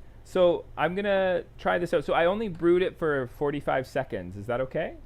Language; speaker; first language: English; native; English